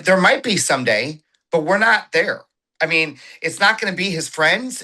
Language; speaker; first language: English; native; English